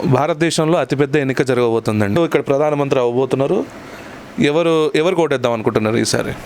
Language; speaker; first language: Telugu; native; Telugu